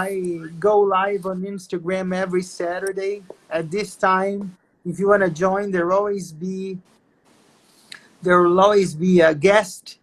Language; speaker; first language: English; non-native, fluent; Portuguese